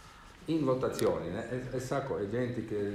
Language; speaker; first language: Italian; non-native, learner; Swedish